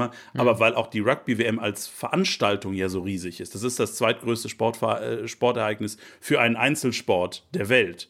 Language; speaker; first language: German; native; German